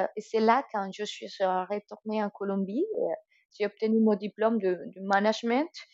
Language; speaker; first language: French; non-native, fluent; Spanish